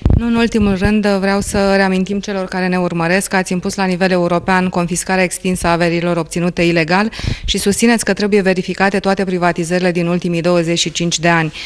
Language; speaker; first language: Romanian; native; Romanian